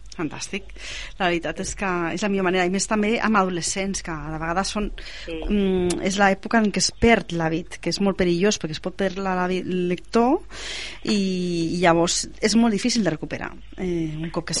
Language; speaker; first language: Catalan; native; Catalan